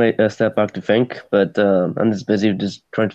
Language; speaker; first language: English; native; English